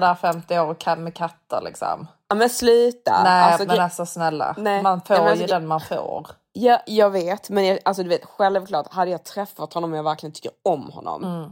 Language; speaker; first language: Swedish; native; Swedish